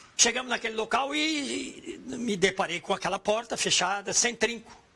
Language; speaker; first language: Portuguese; native; Portuguese